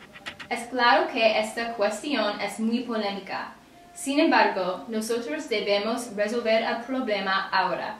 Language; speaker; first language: Spanish; non-native, learner; English